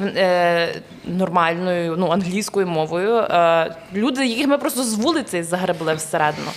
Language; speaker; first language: Ukrainian; native; Ukrainian